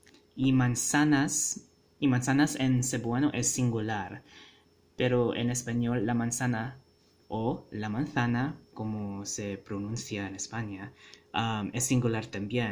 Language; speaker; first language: Spanish; non-native, fluent; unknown